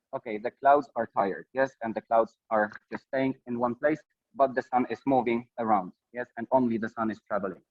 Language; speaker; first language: English; non-native, fluent; Polish